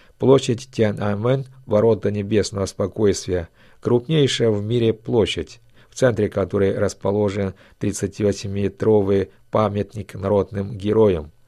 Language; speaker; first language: Russian; non-native, fluent; Chinese